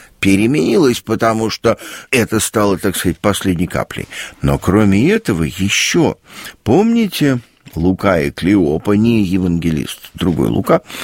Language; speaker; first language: Russian; native; Russian